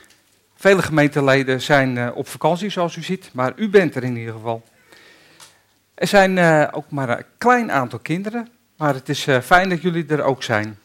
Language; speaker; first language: Dutch; native; Dutch